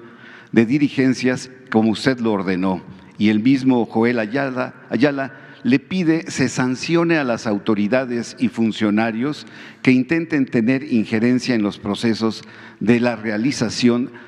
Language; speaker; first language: Spanish; native; Spanish